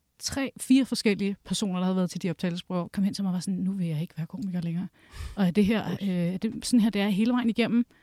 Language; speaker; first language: Danish; early bilingual, other home language; Kurdish